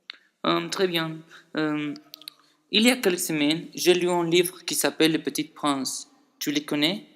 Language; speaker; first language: French; non-native, learner; Spanish